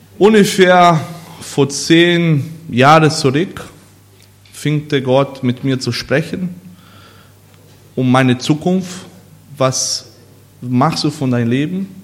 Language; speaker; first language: German; non-native, learner; Portuguese